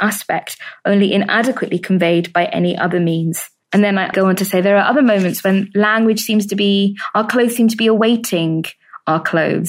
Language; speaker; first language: English; native; English